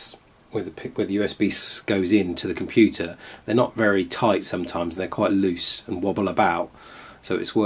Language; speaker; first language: English; native; English